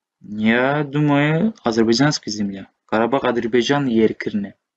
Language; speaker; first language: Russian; non-native, learner; Azerbaijani